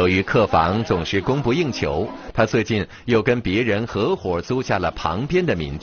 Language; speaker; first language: Chinese; native; Chinese